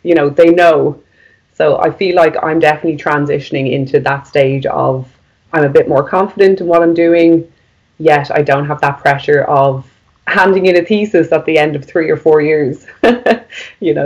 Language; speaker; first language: English; native; English